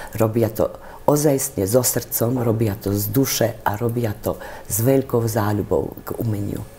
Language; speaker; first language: Slovak; native; Slovak